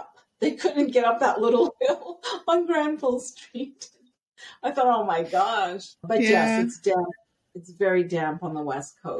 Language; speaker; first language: English; native; English